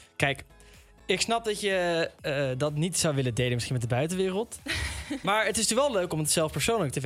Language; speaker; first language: Dutch; native; Dutch